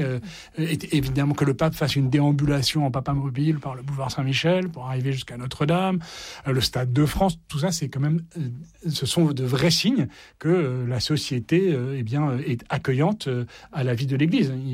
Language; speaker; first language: French; native; French